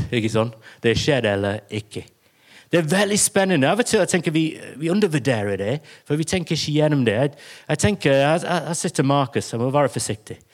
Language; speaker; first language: Norwegian; non-native, fluent; English